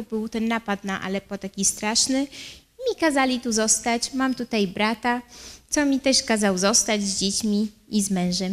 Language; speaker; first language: Polish; early bilingual, heritage; Arabic